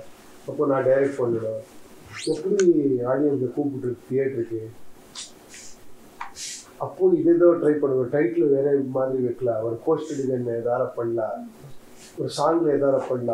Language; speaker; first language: Tamil; non-native, learner; Kannada